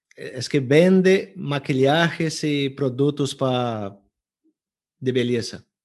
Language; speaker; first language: Spanish; non-native, fluent; Portuguese